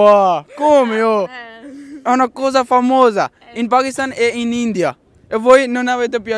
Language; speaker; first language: Italian; non-native, learner; Urdu